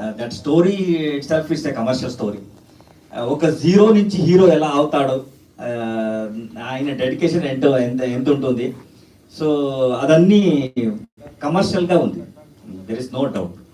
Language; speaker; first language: Telugu; non-native, learner; Kannada